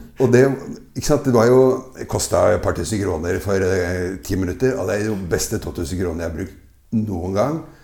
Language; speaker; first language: Norwegian; native; Norwegian